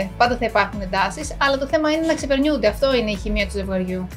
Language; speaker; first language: Greek; native; Greek